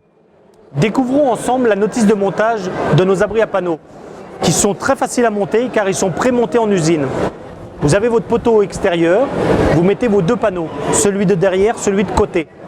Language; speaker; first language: French; native; French